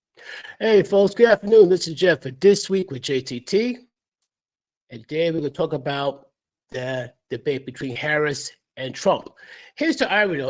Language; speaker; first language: English; native; English